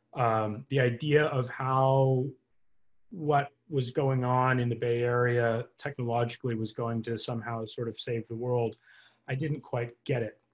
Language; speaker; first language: English; native; English